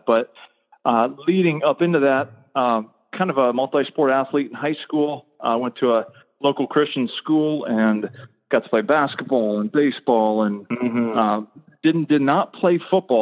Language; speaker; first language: English; native; English